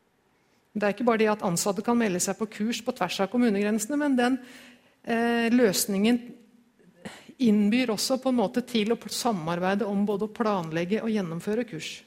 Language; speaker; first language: Norwegian; native; Norwegian